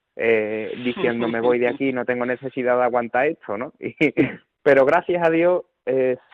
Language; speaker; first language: Spanish; native; Spanish